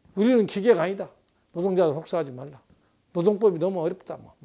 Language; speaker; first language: Korean; native; Korean